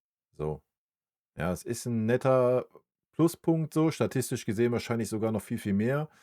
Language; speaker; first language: German; native; German